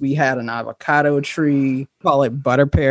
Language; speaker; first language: English; native; English